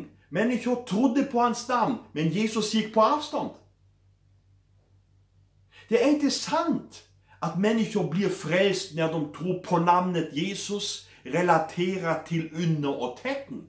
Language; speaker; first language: Swedish; non-native, fluent; German